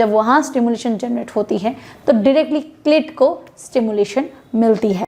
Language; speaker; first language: Hindi; native; Hindi